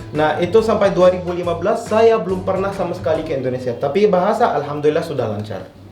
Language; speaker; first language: Indonesian; non-native, fluent; Arabic